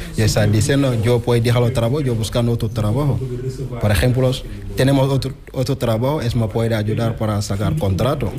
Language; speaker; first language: Spanish; non-native, learner; Wolof